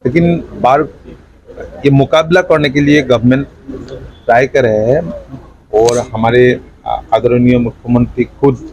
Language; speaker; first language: Hindi; non-native, local second language; Assamese